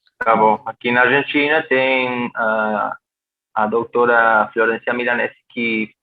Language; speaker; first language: Portuguese; non-native, fluent; Spanish